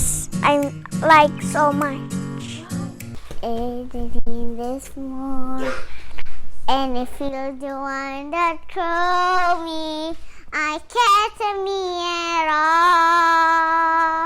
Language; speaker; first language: English; non-native, learner; Indonesian